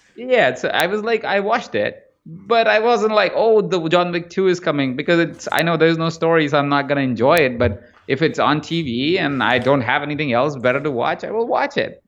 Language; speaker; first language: English; non-native, local second language; Hindi